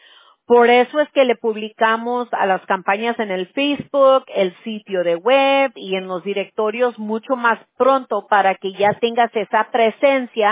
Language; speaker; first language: Spanish; early bilingual, heritage; Spanish